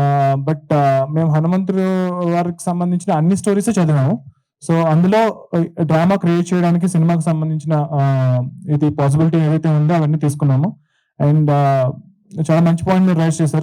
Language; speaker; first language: Telugu; native; Telugu